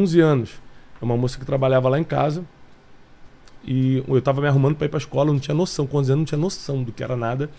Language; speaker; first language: Portuguese; native; Portuguese